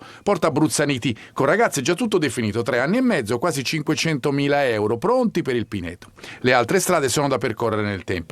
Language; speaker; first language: Italian; native; Italian